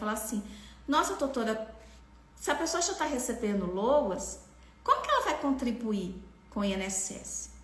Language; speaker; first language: Portuguese; native; Portuguese